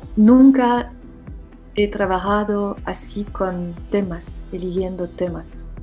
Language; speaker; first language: Spanish; non-native, fluent; French